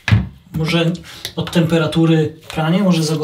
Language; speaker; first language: Polish; native; Polish